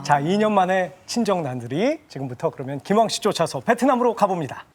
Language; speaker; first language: Korean; native; Korean